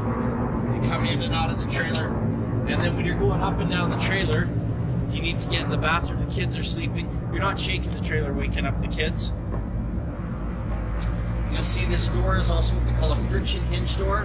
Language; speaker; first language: English; native; English